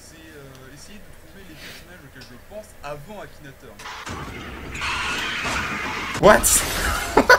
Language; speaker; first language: French; native; French